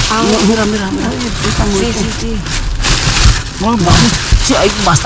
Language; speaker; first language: Spanish; non-native, learner; Filipino